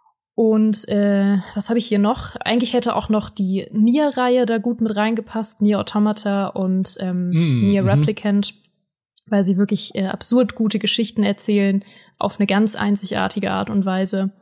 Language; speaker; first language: German; native; German